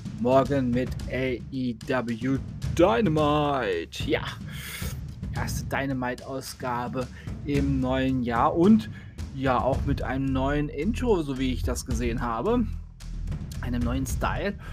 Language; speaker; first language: German; native; German